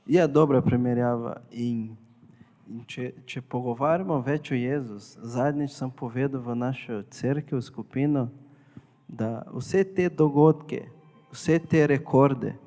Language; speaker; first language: Slovenian; non-native, fluent; Portuguese